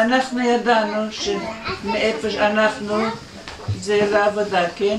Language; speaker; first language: Hebrew; non-native, fluent; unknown